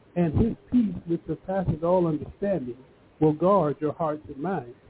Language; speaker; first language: English; early bilingual, other home language; Yoruba